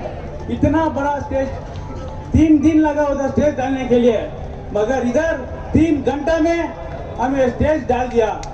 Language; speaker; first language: Hindi; non-native, local second language; Kannada